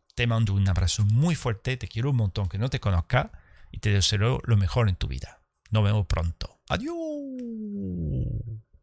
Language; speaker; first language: Spanish; early bilingual, heritage; Spanish